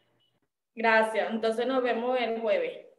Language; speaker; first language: Spanish; native; Spanish